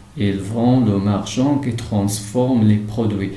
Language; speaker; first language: French; non-native, local second language; Arabic